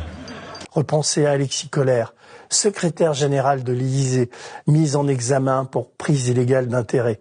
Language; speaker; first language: French; native; French